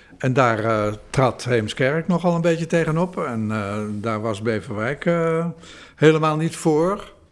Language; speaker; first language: Dutch; native; Dutch